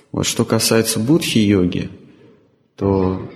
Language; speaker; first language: Russian; native; Russian